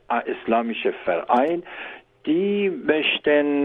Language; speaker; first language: German; non-native, learner; Persian